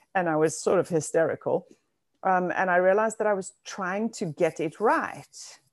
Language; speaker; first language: English; native; English